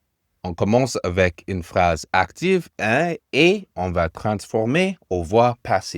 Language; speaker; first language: French; non-native, learner; English